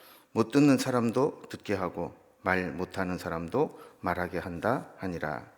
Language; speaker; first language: Korean; native; Korean